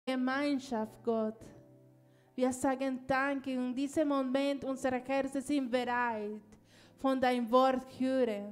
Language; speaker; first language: German; non-native, learner; Spanish